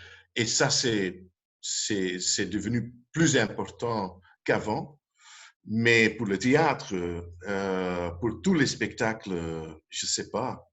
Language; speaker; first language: French; non-native, local second language; Dutch